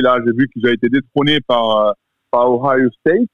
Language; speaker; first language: French; native; French